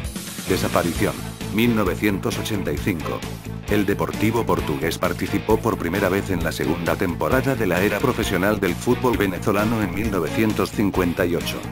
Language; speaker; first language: Spanish; native; Spanish